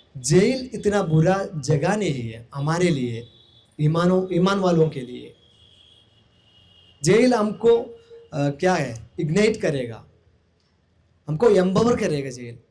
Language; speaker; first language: Hindi; non-native, local second language; Malayalam